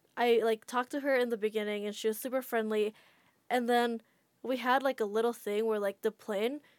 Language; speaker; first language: English; non-native, fluent; Indonesian